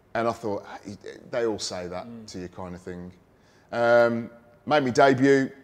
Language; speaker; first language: English; native; English